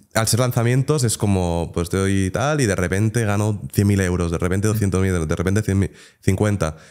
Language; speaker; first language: Spanish; native; Spanish